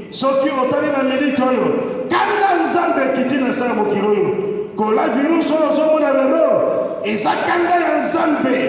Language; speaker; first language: Lingala; non-native, fluent; Igbo